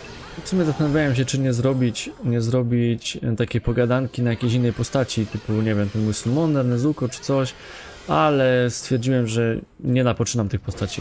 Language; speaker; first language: Polish; native; Polish